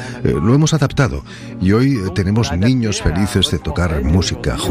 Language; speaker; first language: Spanish; native; Spanish